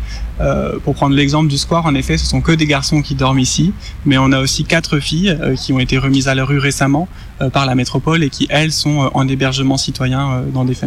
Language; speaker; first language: French; native; French